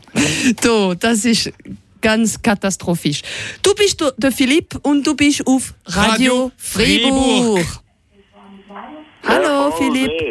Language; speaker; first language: German; non-native, local second language; French